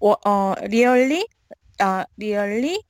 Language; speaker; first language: English; non-native, learner; Korean